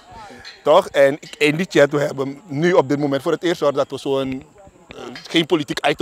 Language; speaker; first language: Dutch; native; Dutch